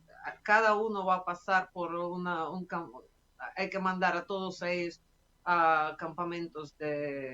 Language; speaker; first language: Spanish; non-native, fluent; Russian